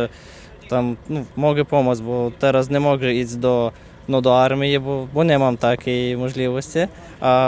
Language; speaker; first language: Polish; non-native, learner; Ukrainian